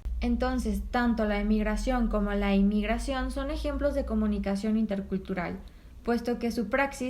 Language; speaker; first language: Spanish; native; Spanish